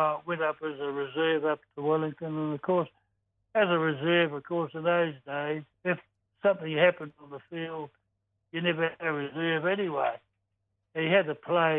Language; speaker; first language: English; native; English